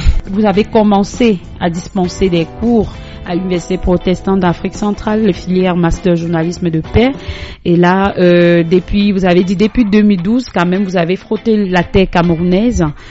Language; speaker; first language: French; non-native, local second language; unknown